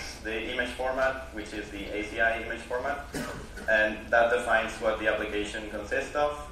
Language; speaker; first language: English; non-native, fluent; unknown